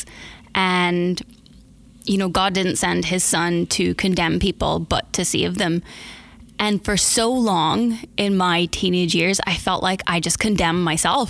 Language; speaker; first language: English; native; English